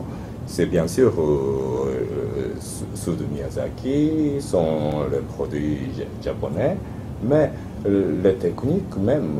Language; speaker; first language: French; non-native, fluent; Japanese